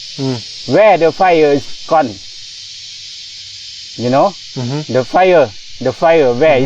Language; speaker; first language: English; non-native, learner; Thai